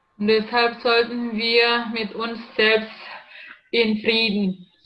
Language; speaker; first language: German; non-native, learner; Indonesian